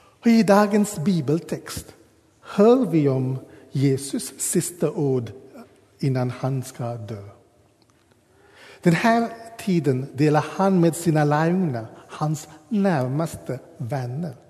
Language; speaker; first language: Swedish; non-native, fluent; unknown